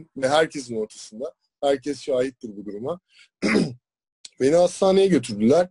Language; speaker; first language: Turkish; native; Turkish